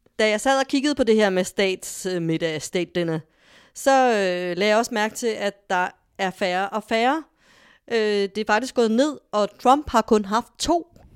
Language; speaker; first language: Danish; native; Danish